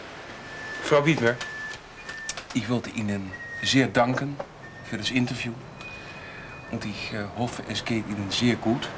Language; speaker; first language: Dutch; native; Dutch